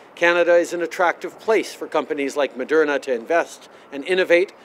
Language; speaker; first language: English; native; English